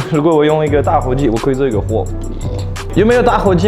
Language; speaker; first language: Chinese; non-native, learner; French